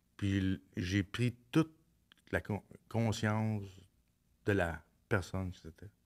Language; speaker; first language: French; native; French